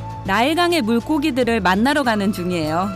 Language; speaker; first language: Korean; native; Korean